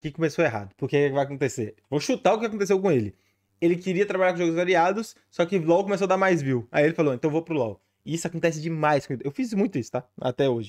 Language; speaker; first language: Portuguese; native; Portuguese